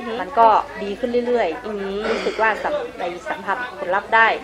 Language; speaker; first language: Thai; native; Thai